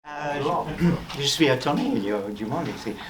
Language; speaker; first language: French; non-native, learner; English